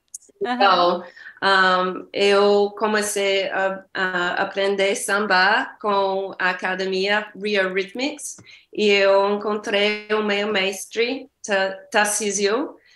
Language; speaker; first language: Portuguese; non-native, learner; English